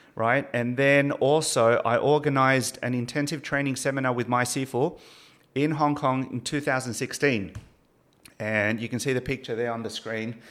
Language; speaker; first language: English; early bilingual, other home language; Spanish